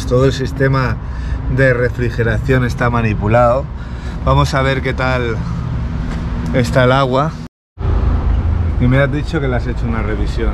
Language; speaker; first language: Spanish; native; Spanish